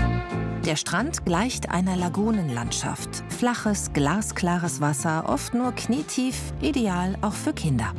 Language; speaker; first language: German; native; German